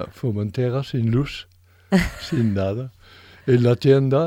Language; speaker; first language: Spanish; non-native, fluent; French